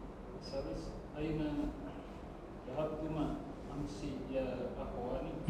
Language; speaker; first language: Arabic; non-native, learner; Indonesian